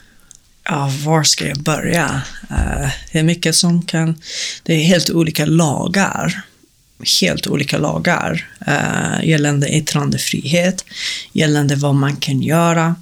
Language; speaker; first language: Swedish; non-native, fluent; Arabic